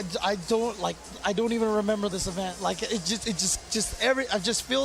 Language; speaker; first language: English; native; English